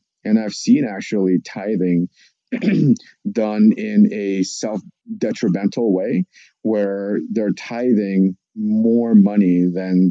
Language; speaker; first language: English; non-native, fluent; Russian